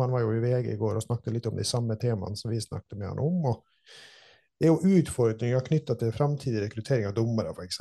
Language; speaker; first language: Norwegian; native; Norwegian